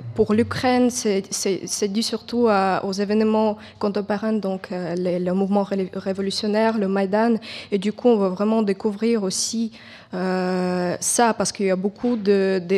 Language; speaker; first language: French; non-native, fluent; Ukrainian